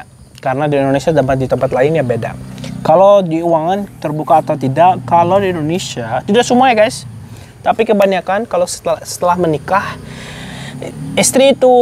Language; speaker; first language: Indonesian; non-native, fluent; Arabic